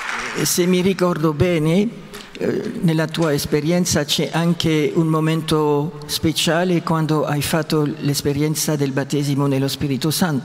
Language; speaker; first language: Italian; non-native, fluent; French